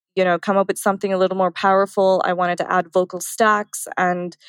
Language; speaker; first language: English; early bilingual, other home language; Arabic